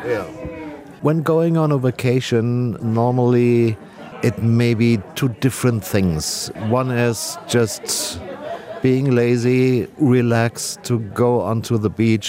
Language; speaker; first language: English; non-native, fluent; German